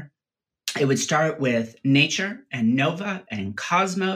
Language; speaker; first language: English; native; English